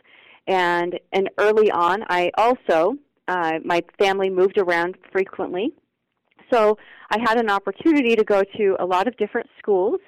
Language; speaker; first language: English; native; English